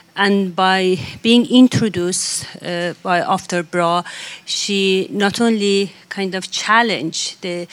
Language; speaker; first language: English; non-native, fluent; Persian